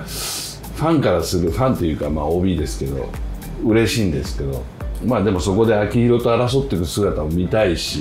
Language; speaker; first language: Japanese; native; Japanese